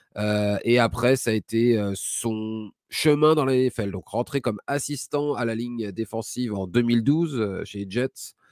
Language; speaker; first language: French; native; French